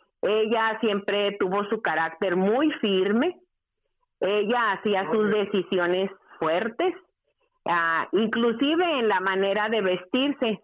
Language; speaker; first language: Spanish; native; Spanish